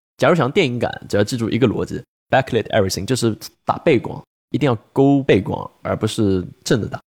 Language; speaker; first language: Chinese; native; Chinese